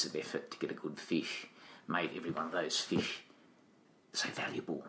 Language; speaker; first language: English; native; English